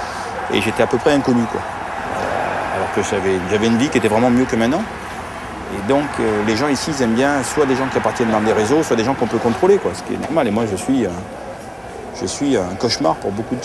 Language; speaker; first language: French; native; French